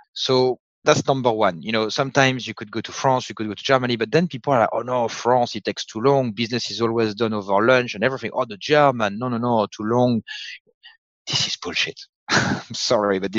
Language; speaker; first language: English; non-native, fluent; French